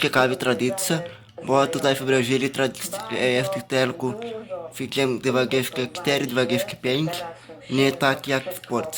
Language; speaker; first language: Polish; non-native, learner; Portuguese